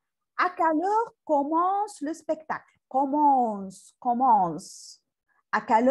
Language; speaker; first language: French; non-native, learner; Arabic